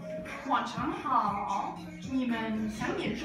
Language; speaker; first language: Chinese; non-native, learner; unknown